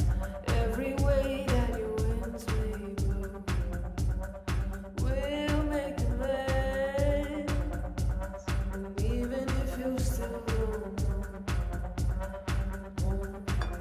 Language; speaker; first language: English; non-native, fluent; Estonian